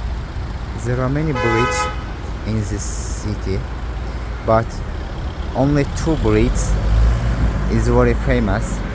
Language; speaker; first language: English; non-native, learner; Azerbaijani